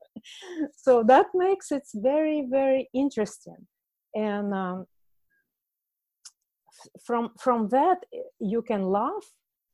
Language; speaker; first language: English; non-native, fluent; Russian